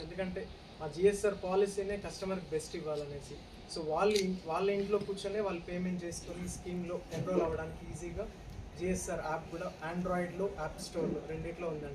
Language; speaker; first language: Telugu; native; Telugu